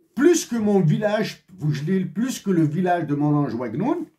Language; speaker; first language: French; non-native, local second language; Kabyle